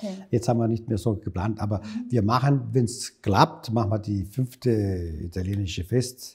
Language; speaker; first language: German; non-native, fluent; Italian